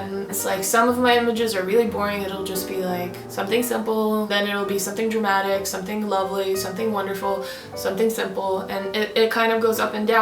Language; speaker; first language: English; non-native, fluent; Swedish